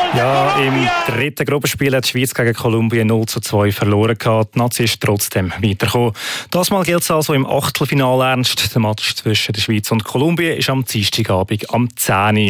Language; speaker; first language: German; native; German